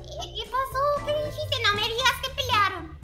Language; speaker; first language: Spanish; native; Spanish